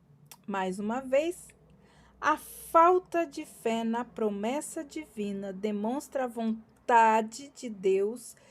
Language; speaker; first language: Portuguese; native; Portuguese